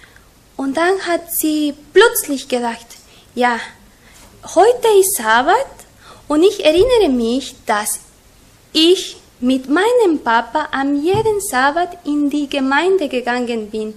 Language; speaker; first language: German; non-native, learner; Spanish